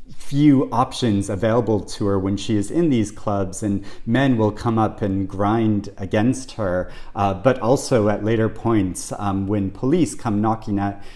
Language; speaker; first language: English; native; English